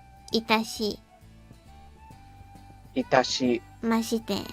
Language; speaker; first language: Japanese; non-native, learner; English